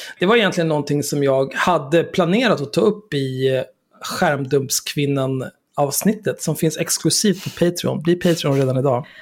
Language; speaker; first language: Swedish; native; Swedish